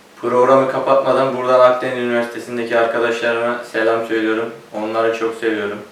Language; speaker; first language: Turkish; native; Turkish